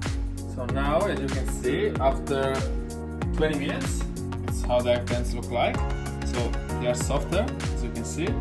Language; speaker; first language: English; non-native, fluent; Italian